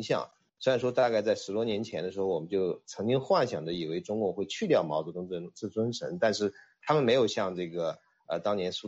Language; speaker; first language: Chinese; native; Chinese